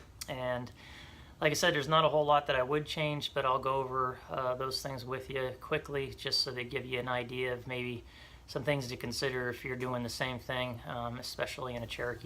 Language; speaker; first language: English; native; English